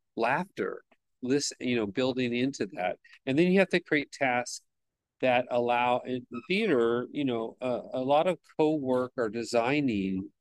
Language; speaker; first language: English; native; English